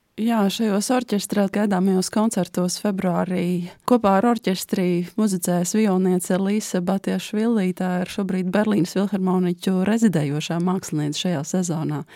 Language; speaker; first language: Latvian; native; Latvian